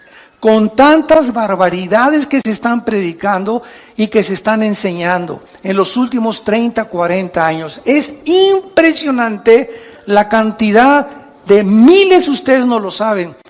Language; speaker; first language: Spanish; native; Spanish